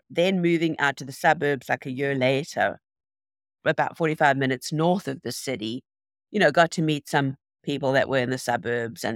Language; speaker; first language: English; native; English